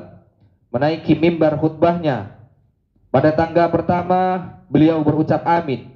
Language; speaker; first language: Indonesian; native; Indonesian